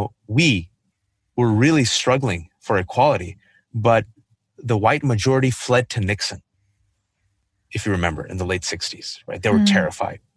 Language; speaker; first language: English; native; English